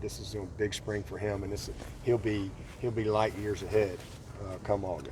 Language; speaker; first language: English; native; English